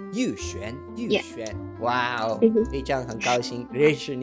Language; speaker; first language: Chinese; non-native, learner; Spanish